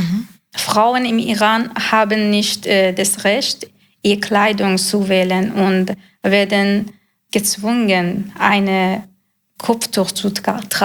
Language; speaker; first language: German; non-native, learner; Persian